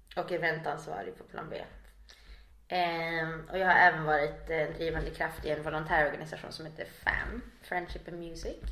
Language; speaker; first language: Swedish; native; Swedish